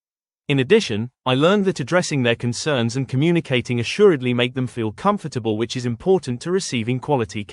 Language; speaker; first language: English; non-native, fluent; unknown